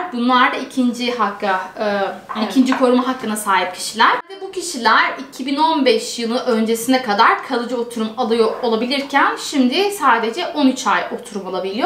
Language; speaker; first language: Turkish; native; Turkish